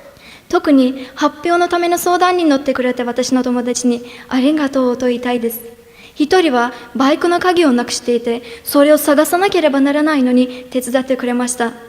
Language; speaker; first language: Japanese; non-native, fluent; Turkish